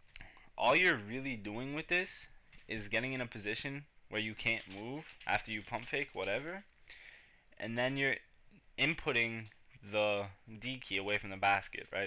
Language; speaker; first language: English; native; English